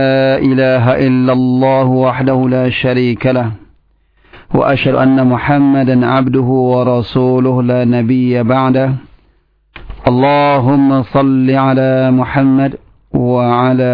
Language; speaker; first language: Arabic; non-native, fluent; Indonesian